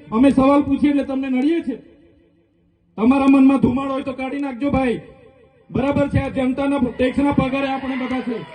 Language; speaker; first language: Gujarati; non-native, local second language; Vasavi